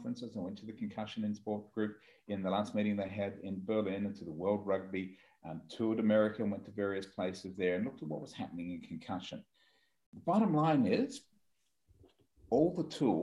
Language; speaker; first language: English; native; English